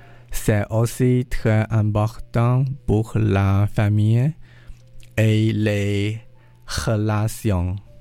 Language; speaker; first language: French; non-native, learner; Chinese